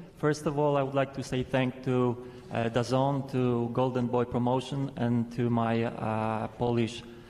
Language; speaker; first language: English; non-native, fluent; Polish